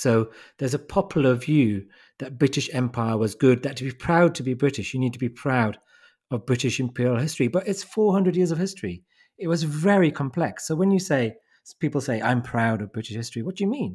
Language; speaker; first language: English; native; English